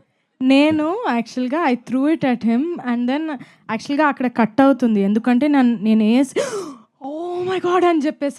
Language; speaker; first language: Telugu; non-native, fluent; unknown